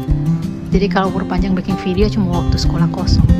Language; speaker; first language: Indonesian; non-native, local second language; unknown